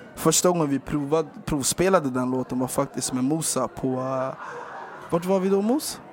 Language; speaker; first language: Swedish; native; Swedish